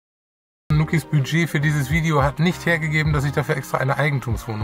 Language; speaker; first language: German; native; German